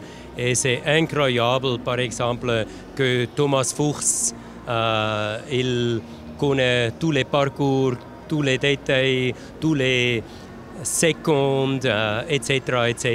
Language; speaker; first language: French; non-native, local second language; German